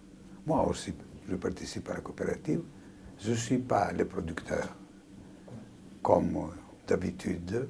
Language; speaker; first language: French; non-native, fluent; Greek